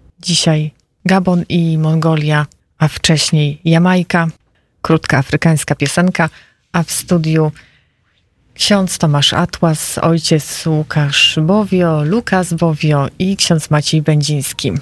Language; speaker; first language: Polish; native; Polish